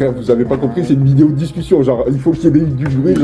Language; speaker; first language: French; native; French